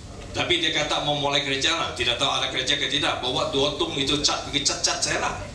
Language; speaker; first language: Malay; non-native, local second language; Chinese